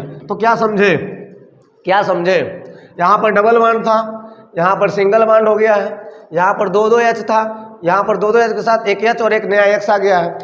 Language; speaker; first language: Hindi; native; Hindi